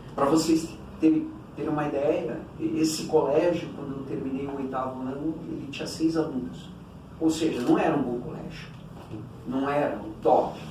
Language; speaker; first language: Portuguese; early bilingual, other home language; Cantonese